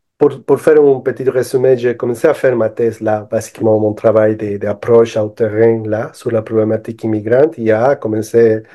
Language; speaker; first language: French; non-native, fluent; Spanish